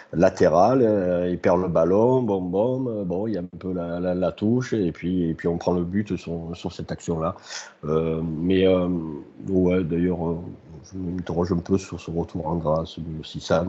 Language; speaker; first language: French; native; French